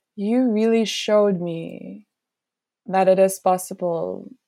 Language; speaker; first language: English; non-native, fluent; Dutch